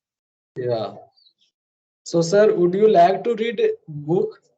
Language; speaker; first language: English; non-native, learner; Hindi